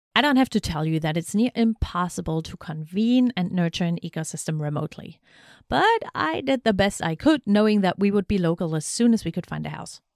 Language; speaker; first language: English; non-native, fluent; German